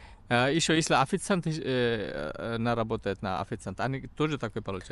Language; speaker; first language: Russian; non-native, learner; Bangla